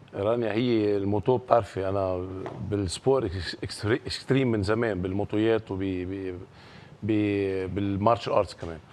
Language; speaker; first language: Arabic; native; Arabic